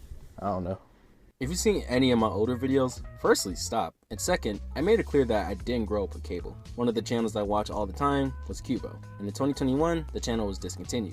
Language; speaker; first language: English; native; English